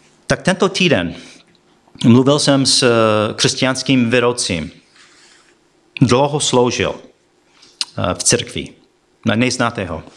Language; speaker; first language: Czech; non-native, fluent; English